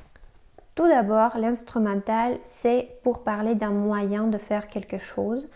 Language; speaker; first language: French; non-native, fluent; Russian